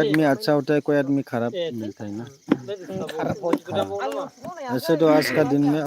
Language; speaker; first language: Hindi; non-native, local second language; Bodo